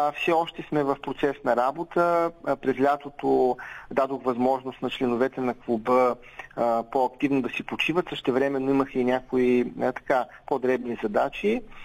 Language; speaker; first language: Bulgarian; native; Bulgarian